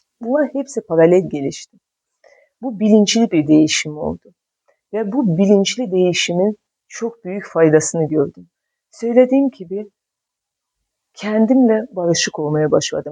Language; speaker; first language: Turkish; non-native, fluent; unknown